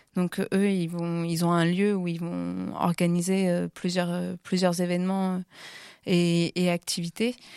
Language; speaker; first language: French; native; French